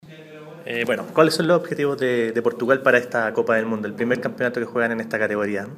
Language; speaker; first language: Spanish; native; Spanish